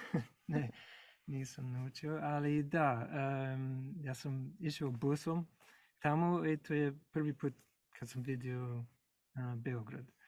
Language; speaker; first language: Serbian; non-native, learner; English